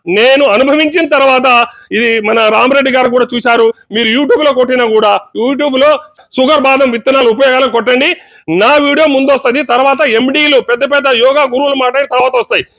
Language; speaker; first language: Telugu; native; Telugu